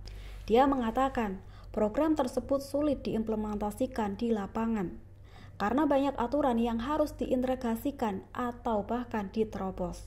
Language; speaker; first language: Indonesian; native; Indonesian